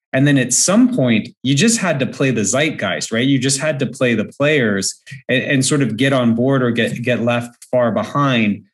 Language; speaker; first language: English; native; English